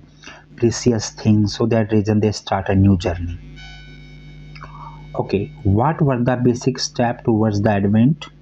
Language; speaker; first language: English; non-native, local second language; Hindi